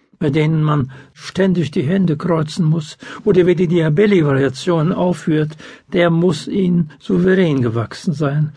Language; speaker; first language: German; native; German